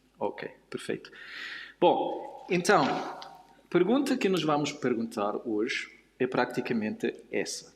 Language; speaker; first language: Portuguese; non-native, fluent; German